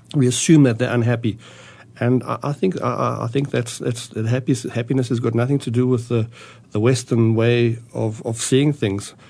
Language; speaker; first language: English; early bilingual, other home language; German